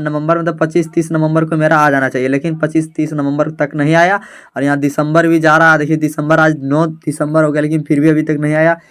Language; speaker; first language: Hindi; native; Hindi